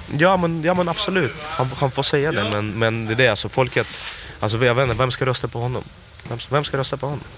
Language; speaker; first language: Swedish; early bilingual, other home language; Russian